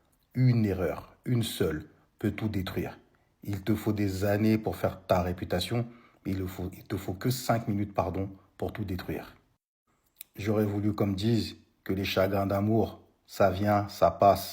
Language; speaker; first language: French; native; French